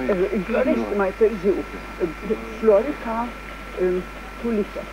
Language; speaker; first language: Romanian; early bilingual, heritage; French